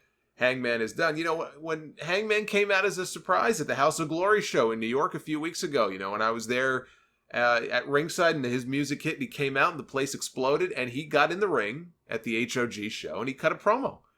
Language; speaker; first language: English; native; English